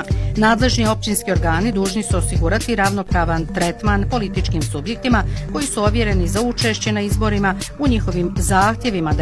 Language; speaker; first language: Bosnian; native; Bosnian